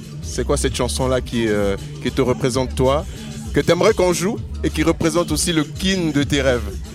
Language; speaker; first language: French; non-native, local second language; Lingala